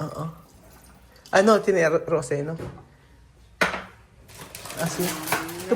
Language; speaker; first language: Spanish; non-native, learner; Filipino